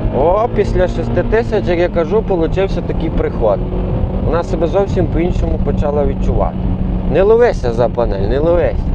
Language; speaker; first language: Ukrainian; native; Ukrainian